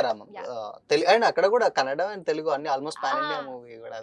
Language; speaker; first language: Telugu; native; Telugu